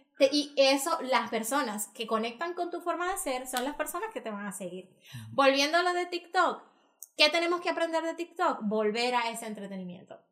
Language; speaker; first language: Spanish; native; Spanish